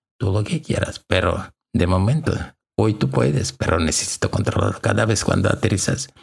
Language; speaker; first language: Spanish; non-native, learner; Russian